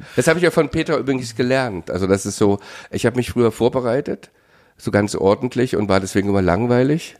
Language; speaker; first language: German; native; German